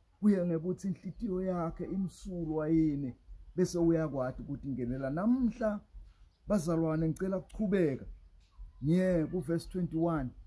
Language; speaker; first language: Zulu; non-native, local second language; Swati